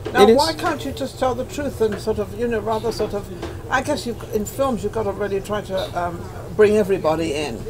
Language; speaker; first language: English; native; English